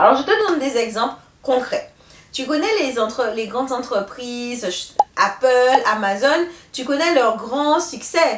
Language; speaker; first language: French; native; French